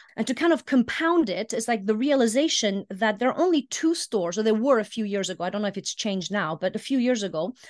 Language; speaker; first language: English; early bilingual, heritage; Icelandic